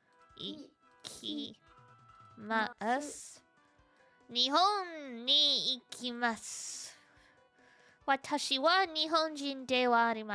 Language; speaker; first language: Japanese; non-native, learner; English